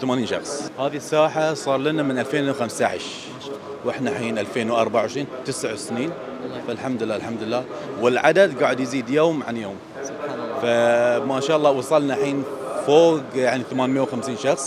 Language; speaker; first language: Arabic; native; Arabic